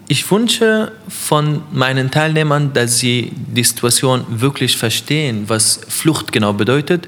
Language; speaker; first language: German; non-native, fluent; Arabic